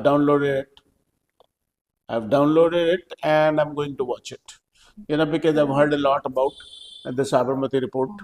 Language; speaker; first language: English; non-native, local second language; Hindi